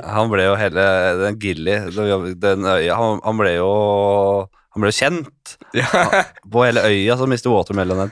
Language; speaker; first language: Norwegian; native; Norwegian